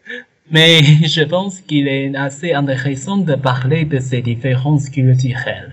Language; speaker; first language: French; non-native, learner; Chinese